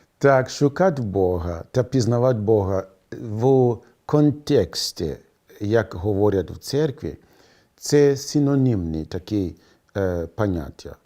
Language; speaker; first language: Ukrainian; non-native, fluent; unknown